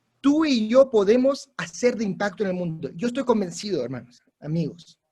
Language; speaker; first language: Spanish; non-native, local second language; English